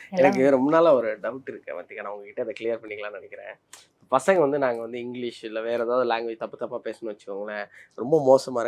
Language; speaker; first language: Tamil; native; Tamil